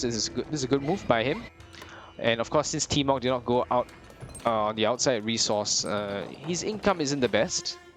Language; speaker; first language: English; native; English